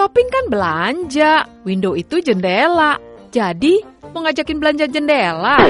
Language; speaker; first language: Indonesian; native; Indonesian